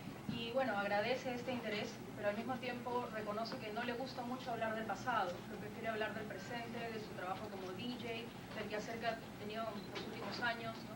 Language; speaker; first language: Spanish; native; Spanish